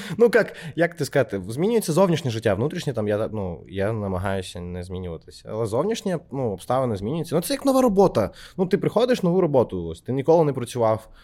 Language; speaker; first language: Ukrainian; native; Ukrainian